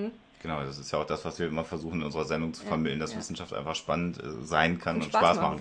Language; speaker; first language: German; native; German